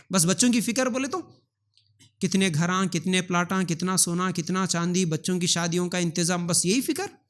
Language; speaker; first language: Urdu; native; Urdu